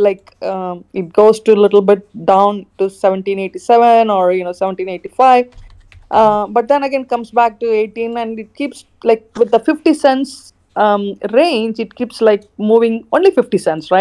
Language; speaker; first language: English; non-native, fluent; Khmer